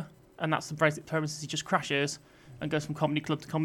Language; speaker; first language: English; native; English